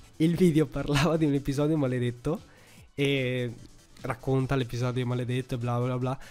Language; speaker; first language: Italian; early bilingual, heritage; Italian